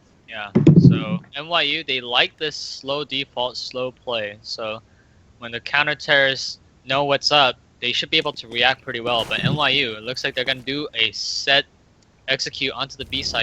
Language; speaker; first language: English; native; English